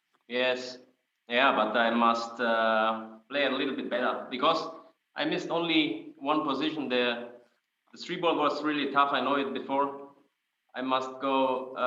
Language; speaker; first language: English; non-native, fluent; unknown